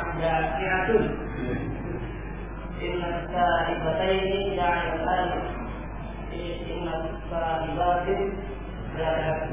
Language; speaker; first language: Arabic; non-native, learner; Indonesian